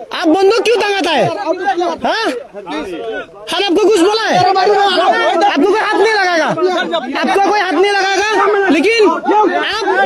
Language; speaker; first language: Hindi; non-native, learner; Bangla